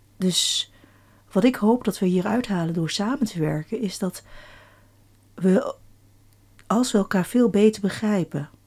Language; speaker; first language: Dutch; early bilingual, other home language; Chinese